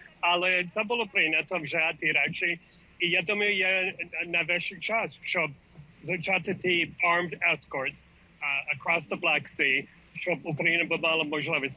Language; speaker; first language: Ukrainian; early bilingual, heritage; English